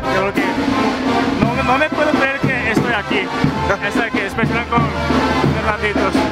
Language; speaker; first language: Spanish; non-native, fluent; Japanese